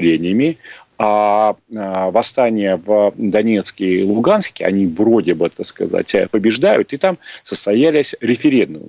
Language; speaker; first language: Russian; native; Russian